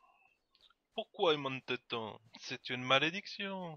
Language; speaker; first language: French; native; French